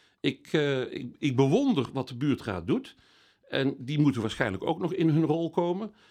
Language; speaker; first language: Dutch; native; Dutch